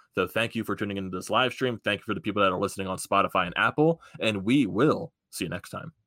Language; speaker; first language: English; native; English